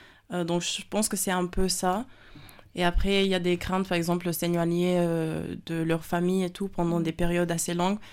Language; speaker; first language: French; non-native, fluent; Spanish